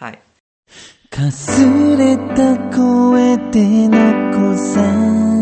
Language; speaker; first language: Japanese; native; Japanese